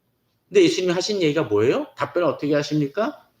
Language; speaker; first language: Korean; native; Korean